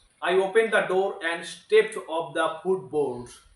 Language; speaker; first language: English; non-native, local second language; Bangla